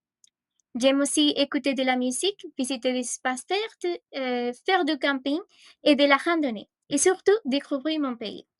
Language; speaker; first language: French; non-native, fluent; Spanish